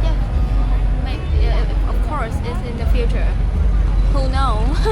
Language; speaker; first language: English; non-native, learner; Vietnamese